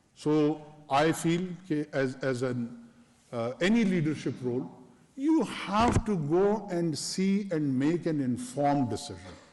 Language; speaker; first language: English; non-native, local second language; Urdu